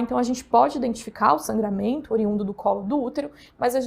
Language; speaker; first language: Portuguese; native; Portuguese